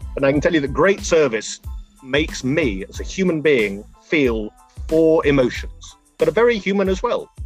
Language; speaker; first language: English; native; English